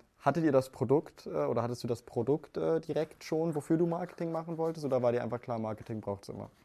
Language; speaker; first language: German; native; German